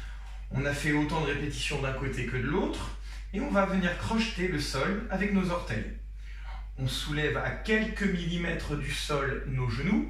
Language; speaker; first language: French; native; French